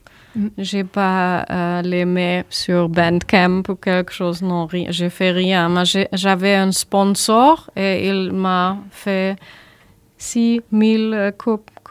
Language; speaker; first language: French; non-native, learner; German